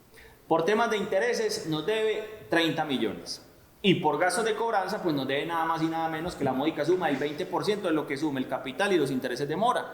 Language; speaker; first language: Spanish; native; Spanish